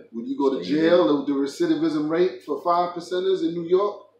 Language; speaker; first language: English; native; English